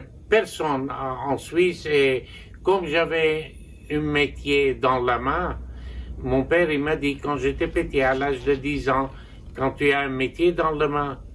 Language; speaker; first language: French; non-native, local second language; Armenian